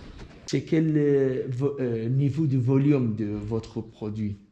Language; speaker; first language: French; non-native, learner; Kurdish